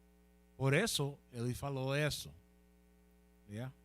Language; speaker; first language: Portuguese; non-native, learner; Spanish